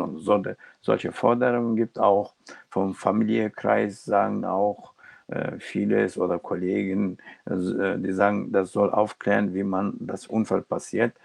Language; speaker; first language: German; non-native, local second language; Turkish